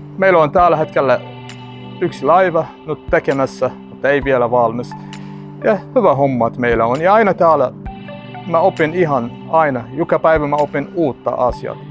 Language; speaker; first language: Finnish; non-native, learner; Arabic